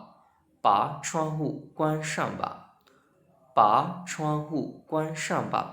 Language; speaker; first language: Chinese; non-native, fluent; Burmese